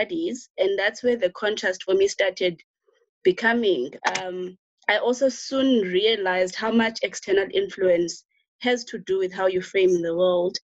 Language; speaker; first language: English; non-native, local second language; Xhosa